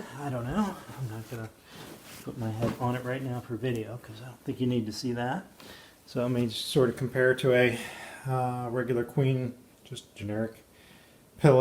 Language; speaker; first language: English; native; English